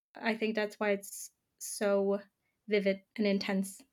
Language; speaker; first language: English; non-native, fluent; German